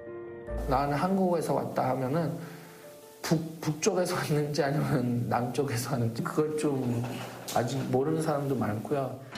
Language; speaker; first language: Korean; early bilingual, heritage; Korean